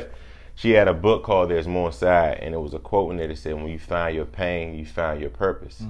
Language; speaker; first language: English; native; English